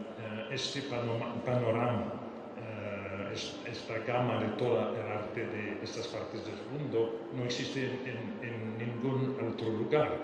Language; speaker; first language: Spanish; non-native, fluent; French